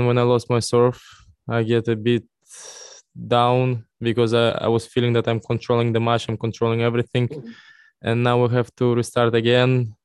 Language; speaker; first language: English; non-native, fluent; Russian